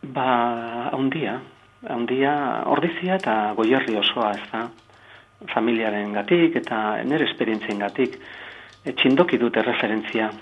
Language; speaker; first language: Basque; native; Basque